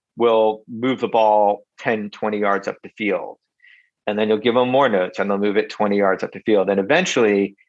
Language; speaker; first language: English; native; English